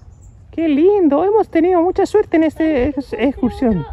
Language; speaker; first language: Spanish; native; Spanish